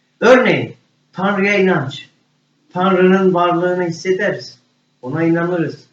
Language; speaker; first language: Turkish; native; Turkish